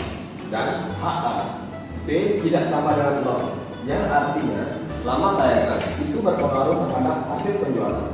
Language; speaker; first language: Indonesian; native; Indonesian